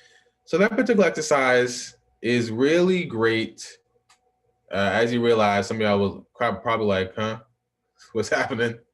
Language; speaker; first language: English; native; English